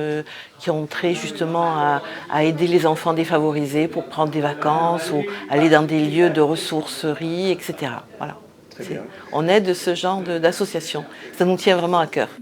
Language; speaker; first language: French; native; French